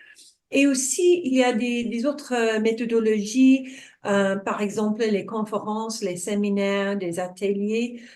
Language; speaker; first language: French; non-native, fluent; English